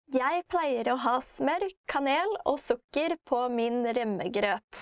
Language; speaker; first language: English; non-native, fluent; Norwegian